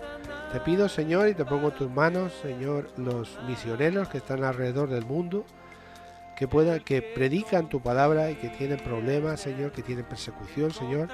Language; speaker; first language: Spanish; native; Spanish